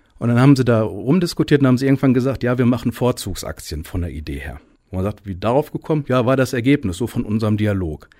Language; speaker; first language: German; native; German